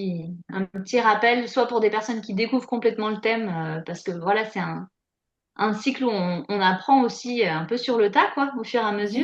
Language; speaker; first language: French; native; French